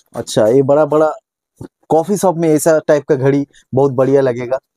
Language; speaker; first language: Hindi; non-native, local second language; Bangla